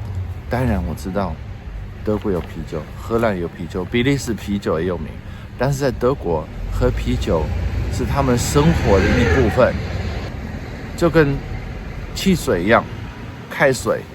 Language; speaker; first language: Chinese; non-native, fluent; Dutch